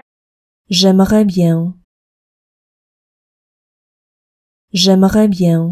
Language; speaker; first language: French; non-native, fluent; Polish